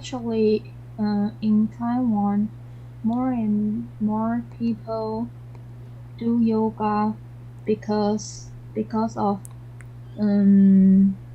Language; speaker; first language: English; non-native, learner; Chinese